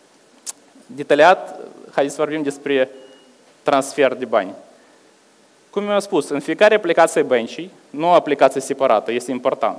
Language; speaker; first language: Romanian; non-native, local second language; Russian